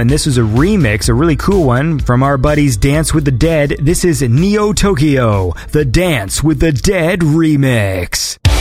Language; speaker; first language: English; native; English